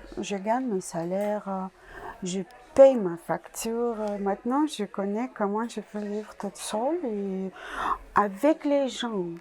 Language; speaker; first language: French; non-native, learner; Russian